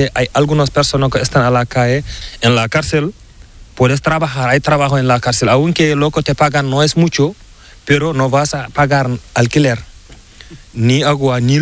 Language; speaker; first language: Spanish; non-native, learner; Fula